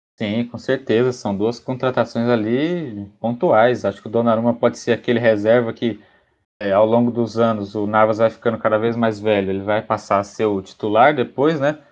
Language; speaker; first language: Portuguese; native; Portuguese